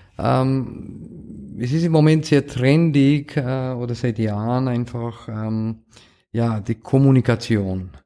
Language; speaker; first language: German; non-native, fluent; Romanian